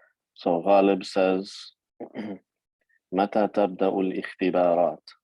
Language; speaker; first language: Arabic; non-native, fluent; English